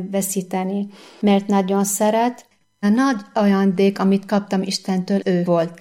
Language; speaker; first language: Hungarian; non-native, fluent; Arabic